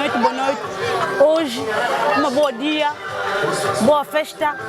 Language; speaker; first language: Portuguese; non-native, learner; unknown